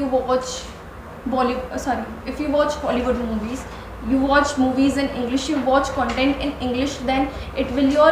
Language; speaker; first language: English; non-native, learner; Hindi